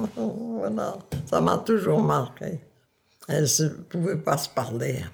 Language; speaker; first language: French; non-native, local second language; Dutch